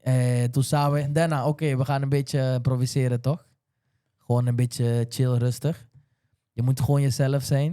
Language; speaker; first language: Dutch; non-native, fluent; Spanish